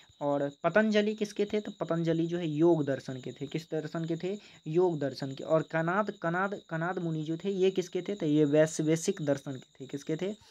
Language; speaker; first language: Hindi; native; Hindi